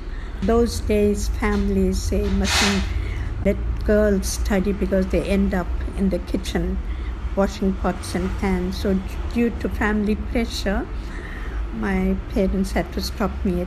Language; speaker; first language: English; non-native, local second language; Tamil